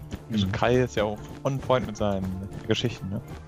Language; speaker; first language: German; native; German